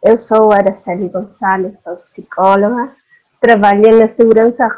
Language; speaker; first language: Portuguese; non-native, learner; Spanish